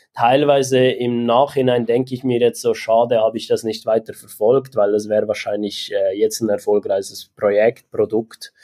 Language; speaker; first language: German; native; German